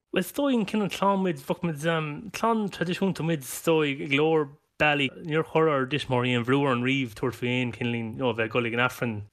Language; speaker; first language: Irish; non-native, local second language; English